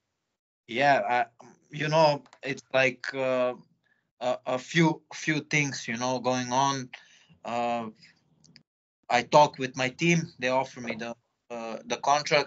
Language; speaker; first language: English; non-native, fluent; Serbian